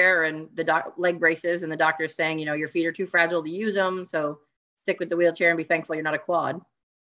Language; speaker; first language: English; native; English